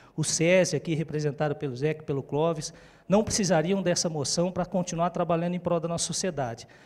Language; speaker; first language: Portuguese; native; Portuguese